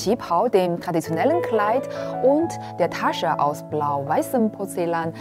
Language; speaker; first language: German; non-native, fluent; Chinese